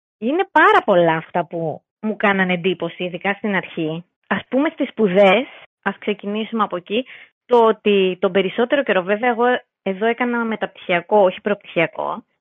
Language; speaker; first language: Greek; native; Greek